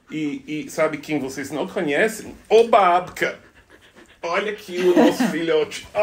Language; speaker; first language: Portuguese; non-native, fluent; English